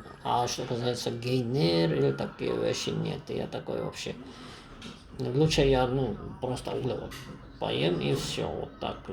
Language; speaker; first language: Russian; non-native, fluent; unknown